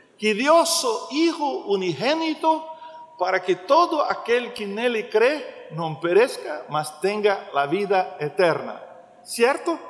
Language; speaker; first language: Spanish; non-native, learner; Portuguese